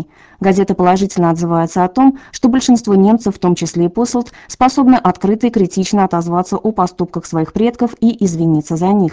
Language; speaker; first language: Russian; native; Russian